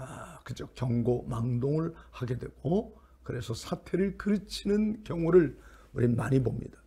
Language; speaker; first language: Korean; native; Korean